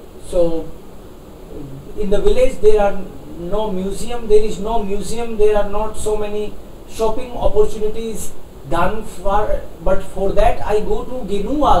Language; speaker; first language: English; non-native, local second language; Hindi